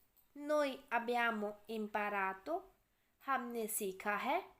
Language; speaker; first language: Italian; non-native, fluent; Urdu